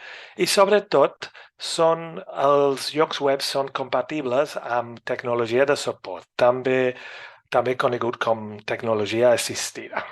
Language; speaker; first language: Catalan; non-native, fluent; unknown